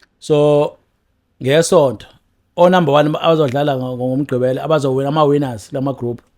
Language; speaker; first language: Zulu; native; Zulu